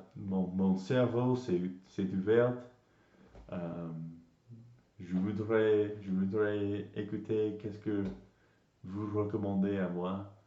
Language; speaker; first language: French; non-native, learner; English